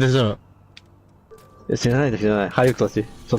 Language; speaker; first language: Japanese; native; Japanese